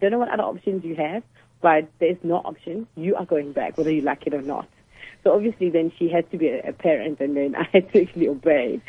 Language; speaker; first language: English; non-native, local second language; Zulu